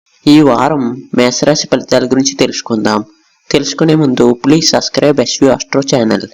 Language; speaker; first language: Telugu; native; Telugu